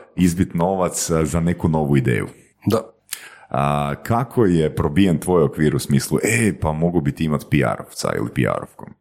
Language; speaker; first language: Croatian; native; Croatian